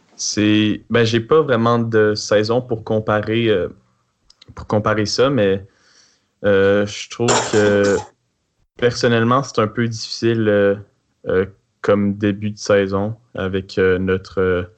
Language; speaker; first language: French; native; French